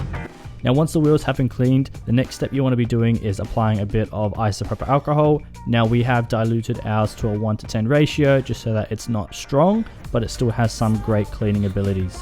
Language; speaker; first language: English; native; English